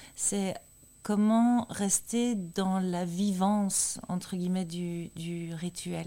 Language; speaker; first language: French; native; French